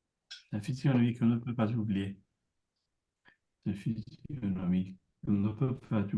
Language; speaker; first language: French; non-native, learner; English